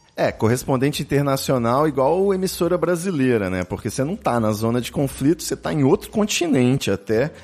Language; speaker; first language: Portuguese; native; Portuguese